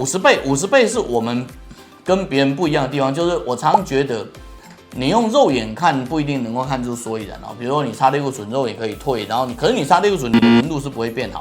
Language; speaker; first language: Chinese; native; Chinese